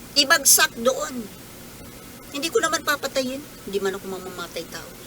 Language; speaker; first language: Filipino; native; Filipino